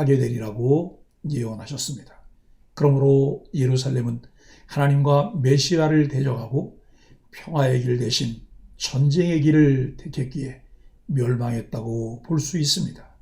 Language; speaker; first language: Korean; native; Korean